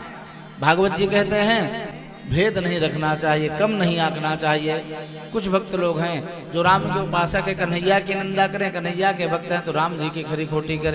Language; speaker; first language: Hindi; native; Hindi